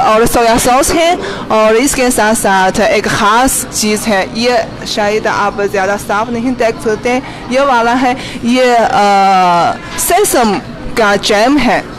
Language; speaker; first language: Hindi; non-native, fluent; Chinese